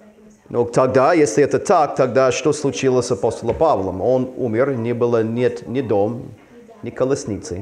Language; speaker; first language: Russian; non-native, fluent; English